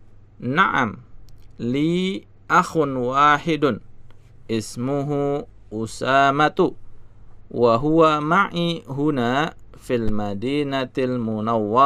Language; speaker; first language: Arabic; non-native, learner; Indonesian